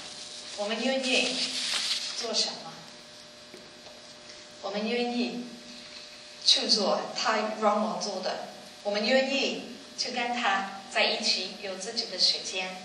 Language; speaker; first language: Chinese; non-native, learner; English